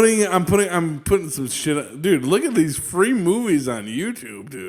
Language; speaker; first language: English; native; English